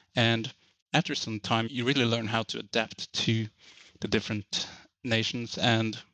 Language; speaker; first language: English; non-native, fluent; Norwegian